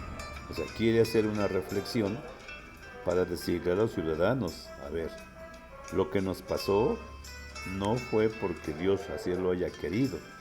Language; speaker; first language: Spanish; native; Spanish